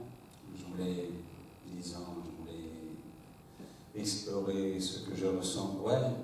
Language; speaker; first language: French; non-native, fluent; English